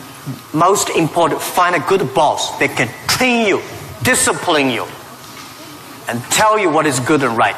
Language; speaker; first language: English; non-native, fluent; Chinese